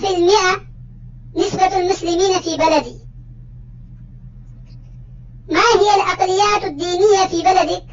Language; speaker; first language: Arabic; non-native, fluent; Urdu